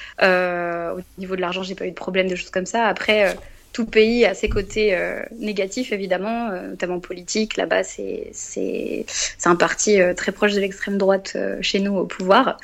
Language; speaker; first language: French; native; French